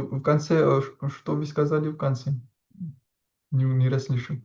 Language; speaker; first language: Russian; non-native, fluent; Georgian